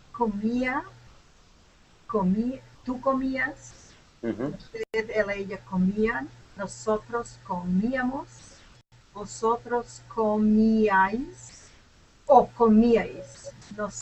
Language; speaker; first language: Spanish; non-native, fluent; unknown